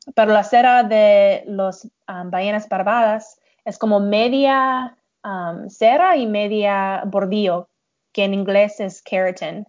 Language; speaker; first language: Spanish; non-native, learner; English